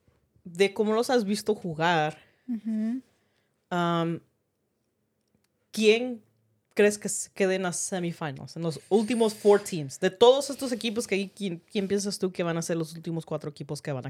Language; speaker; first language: Spanish; early bilingual, heritage; Spanish